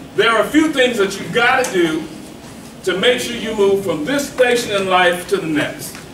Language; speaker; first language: English; native; English